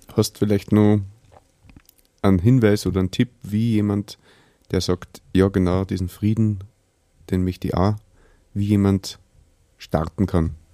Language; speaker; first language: German; native; German